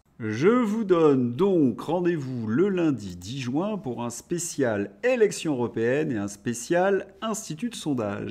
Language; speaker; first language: French; native; French